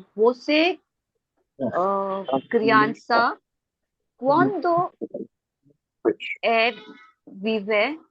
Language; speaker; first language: Portuguese; non-native, learner; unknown